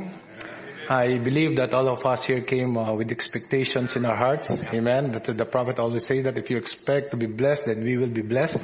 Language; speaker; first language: English; non-native, local second language; Filipino